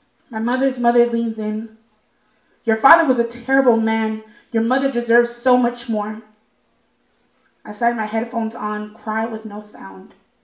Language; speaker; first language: English; early bilingual, other home language; Spanish